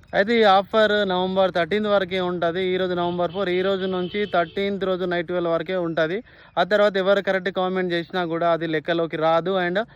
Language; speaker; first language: Telugu; native; Telugu